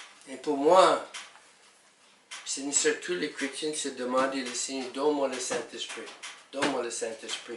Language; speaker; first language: French; non-native, learner; English